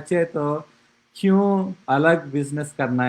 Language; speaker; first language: Hindi; non-native, local second language; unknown